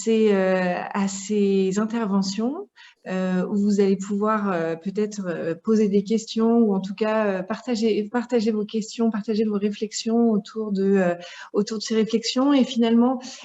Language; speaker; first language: French; native; French